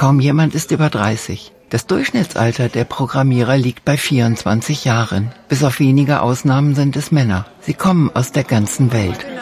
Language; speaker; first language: German; native; German